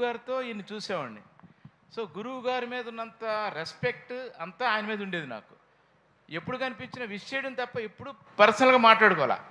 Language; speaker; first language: Telugu; native; Telugu